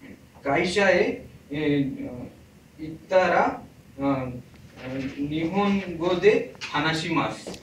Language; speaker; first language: Japanese; non-native, learner; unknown